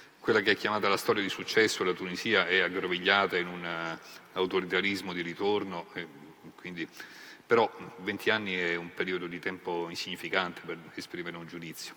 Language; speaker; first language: Italian; native; Italian